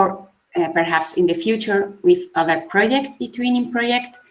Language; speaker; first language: English; non-native, fluent; Spanish